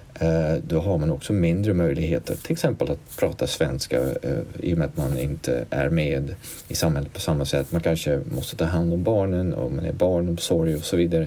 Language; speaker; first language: Swedish; non-native, fluent; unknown